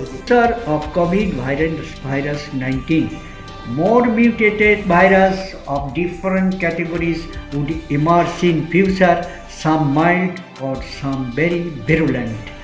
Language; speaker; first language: English; non-native, local second language; Bangla